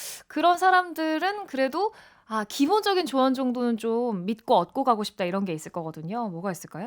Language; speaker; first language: Korean; native; Korean